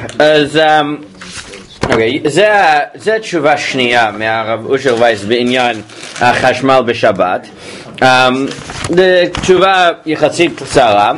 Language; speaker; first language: Hebrew; non-native, fluent; English